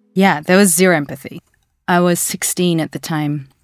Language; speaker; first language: English; early bilingual, other home language; Russian